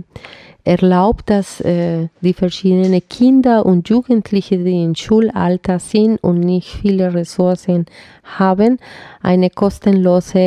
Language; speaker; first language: German; non-native, fluent; Spanish